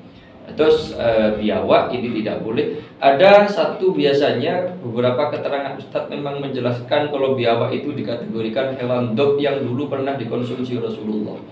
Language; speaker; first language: Indonesian; non-native, local second language; Javanese